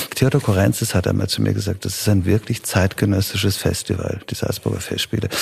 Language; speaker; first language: German; native; German